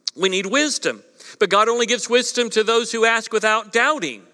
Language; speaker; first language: English; native; English